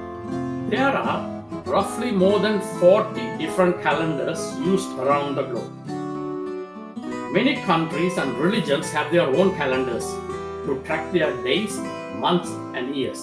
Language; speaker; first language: English; non-native, local second language; Tamil